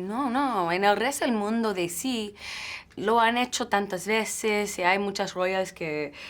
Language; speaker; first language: Spanish; non-native, learner; English